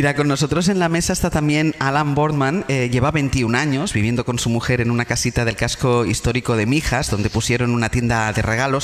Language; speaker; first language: Spanish; native; Spanish